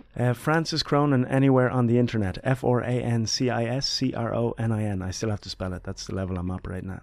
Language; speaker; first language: English; native; English